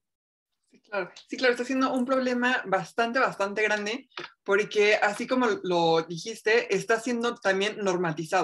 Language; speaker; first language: Spanish; native; Spanish